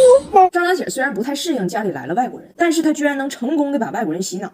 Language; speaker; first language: Chinese; native; Chinese